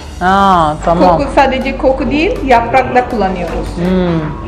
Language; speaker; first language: Turkish; non-native, learner; Indonesian